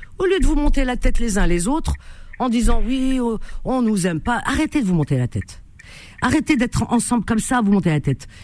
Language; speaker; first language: French; native; French